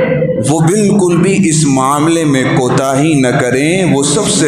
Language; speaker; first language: Urdu; native; Urdu